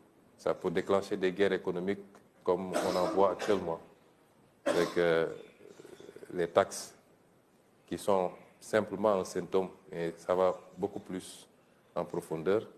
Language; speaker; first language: French; non-native, local second language; Wolof